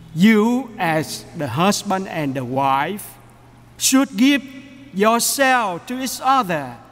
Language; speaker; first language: English; non-native, fluent; Vietnamese